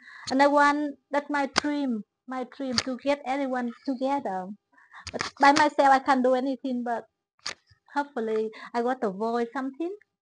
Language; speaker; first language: English; non-native, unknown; Vietnamese